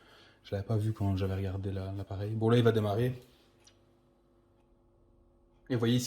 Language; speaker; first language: French; native; French